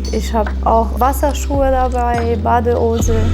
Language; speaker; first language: German; non-native, fluent; French